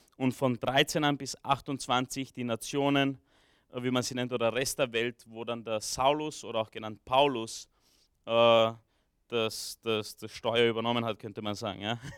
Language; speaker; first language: German; early bilingual, other home language; Romanian